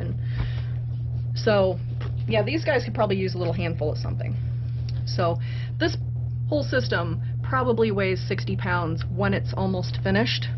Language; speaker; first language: English; native; English